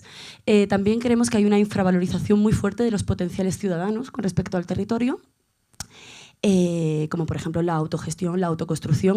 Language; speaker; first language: Spanish; native; Spanish